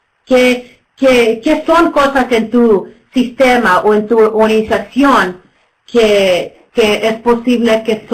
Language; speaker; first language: Spanish; non-native, fluent; English